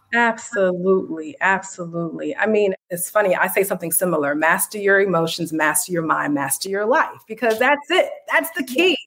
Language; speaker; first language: English; native; English